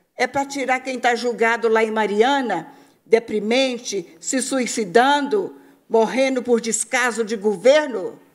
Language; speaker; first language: Portuguese; native; Portuguese